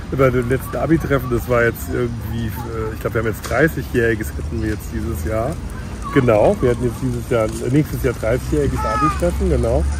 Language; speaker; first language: German; native; German